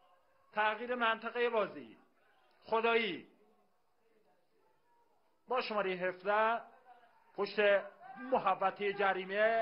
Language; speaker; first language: Persian; native; Persian